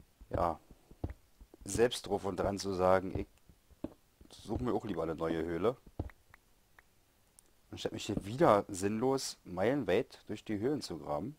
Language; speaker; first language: German; native; German